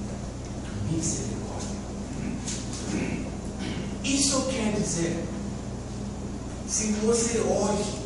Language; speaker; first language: Portuguese; non-native, fluent; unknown